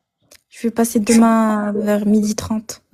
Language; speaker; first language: French; non-native, fluent; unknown